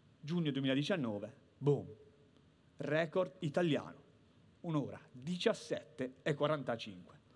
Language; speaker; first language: Italian; native; Italian